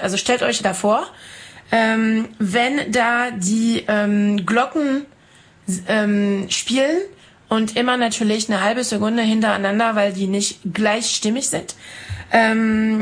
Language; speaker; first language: German; non-native, fluent; French